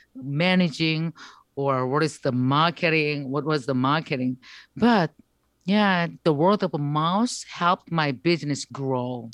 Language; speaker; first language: English; non-native, learner; Korean